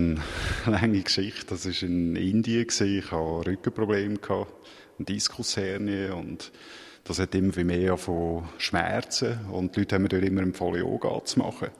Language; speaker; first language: German; native; German